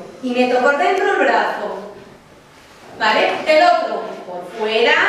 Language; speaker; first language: Spanish; native; Spanish